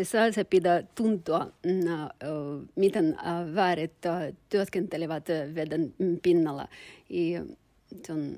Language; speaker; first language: Finnish; non-native, learner; Turkish